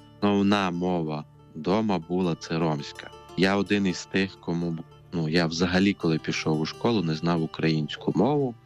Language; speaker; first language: Ukrainian; non-native, local second language; Romany